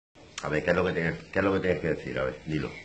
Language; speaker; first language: Spanish; native; Spanish